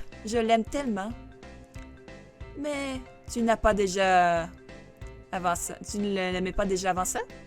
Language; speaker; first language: French; native; French